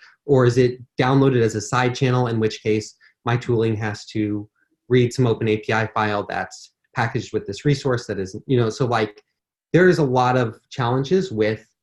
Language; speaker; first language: English; native; English